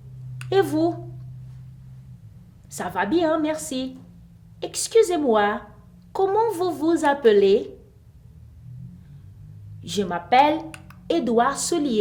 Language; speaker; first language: French; non-native, fluent; Portuguese